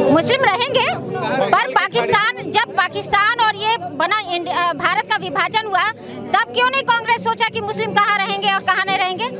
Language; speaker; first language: Hindi; native; Hindi